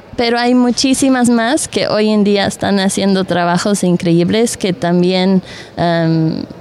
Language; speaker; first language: Spanish; non-native, fluent; Dutch